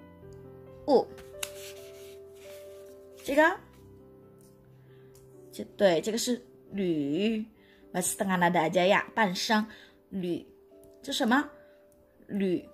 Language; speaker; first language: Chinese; non-native, fluent; Indonesian